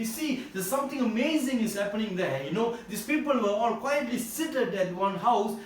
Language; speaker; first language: English; non-native, local second language; Tamil